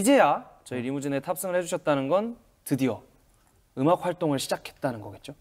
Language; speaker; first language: Korean; native; Korean